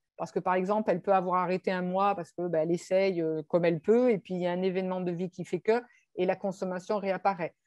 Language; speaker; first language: French; native; French